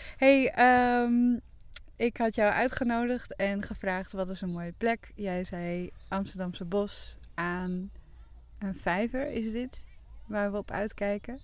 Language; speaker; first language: Dutch; non-native, local second language; Western Frisian